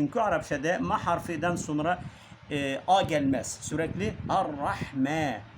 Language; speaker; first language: Turkish; non-native, learner; Arabic